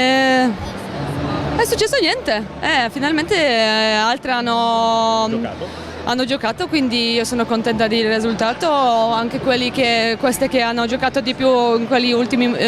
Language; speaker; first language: Italian; non-native, fluent; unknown